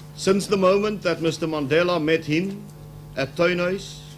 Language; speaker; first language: English; non-native, local second language; Afrikaans